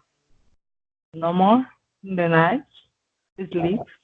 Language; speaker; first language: English; non-native, learner; Spanish